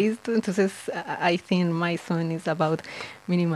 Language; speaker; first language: English; non-native, learner; Spanish